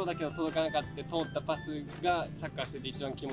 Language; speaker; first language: Japanese; native; Japanese